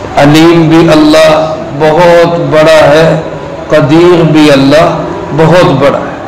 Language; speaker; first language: Urdu; non-native, local second language; Punjabi